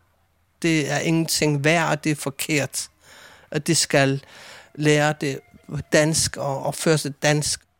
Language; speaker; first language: Swedish; non-native, fluent; Kalaallisut